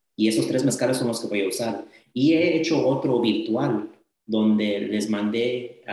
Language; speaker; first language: Spanish; early bilingual, heritage; Spanish